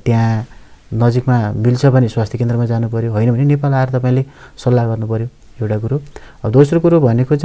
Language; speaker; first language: Nepali; native; Nepali